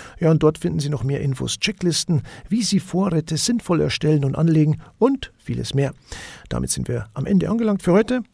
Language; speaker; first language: German; native; German